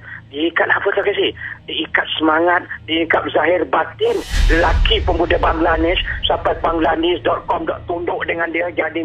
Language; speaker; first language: Malay; native; Malay